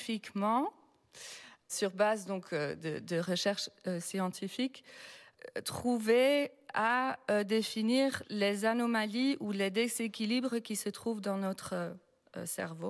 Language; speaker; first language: French; non-native, fluent; Dutch